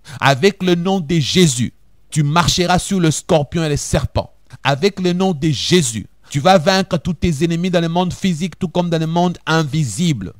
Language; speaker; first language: French; non-native, local second language; Lingala